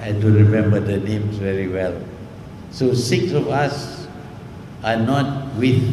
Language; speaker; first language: English; non-native, local second language; Malay